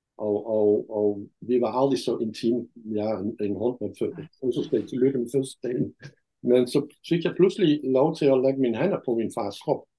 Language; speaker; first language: Danish; non-native, fluent; Dutch